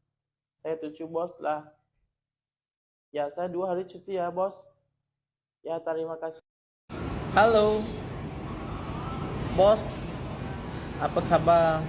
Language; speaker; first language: Indonesian; non-native, learner; Burmese